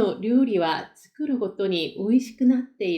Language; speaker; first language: Japanese; non-native, fluent; Korean